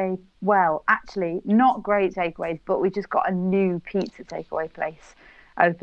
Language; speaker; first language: English; native; English